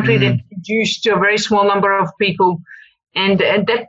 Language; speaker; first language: English; early bilingual, other home language; Hungarian